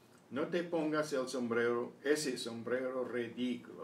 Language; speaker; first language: Spanish; non-native, fluent; English